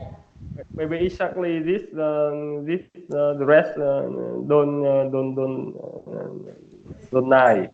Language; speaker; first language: English; non-native, learner; Vietnamese